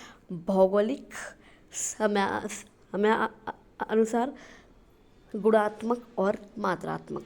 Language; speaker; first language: Hindi; native; Hindi